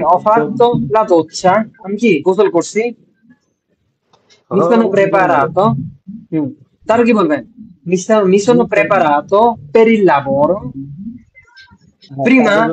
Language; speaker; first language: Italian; non-native, fluent; Bangla